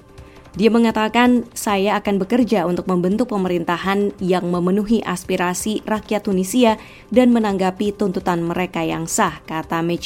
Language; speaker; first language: Indonesian; native; Indonesian